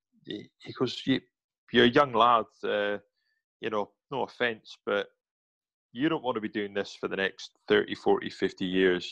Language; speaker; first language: English; native; English